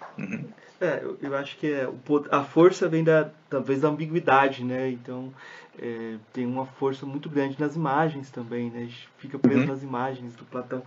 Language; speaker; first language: Portuguese; native; Portuguese